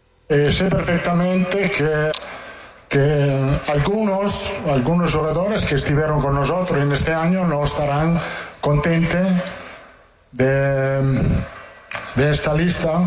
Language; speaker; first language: Portuguese; non-native, fluent; Italian